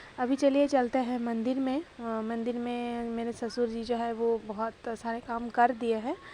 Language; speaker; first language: Hindi; non-native, local second language; Bangla